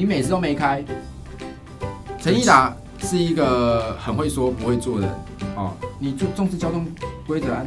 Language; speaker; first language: Chinese; native; Chinese